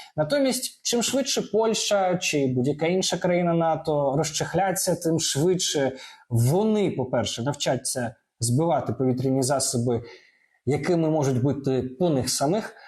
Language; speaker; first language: Ukrainian; native; Ukrainian